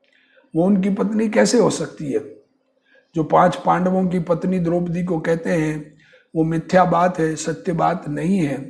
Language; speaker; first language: Hindi; native; Hindi